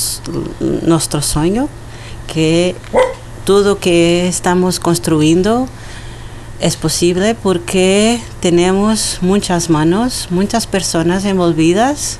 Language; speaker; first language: Spanish; non-native, learner; Portuguese